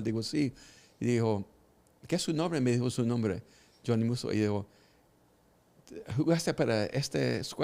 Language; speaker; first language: Spanish; early bilingual, heritage; Spanish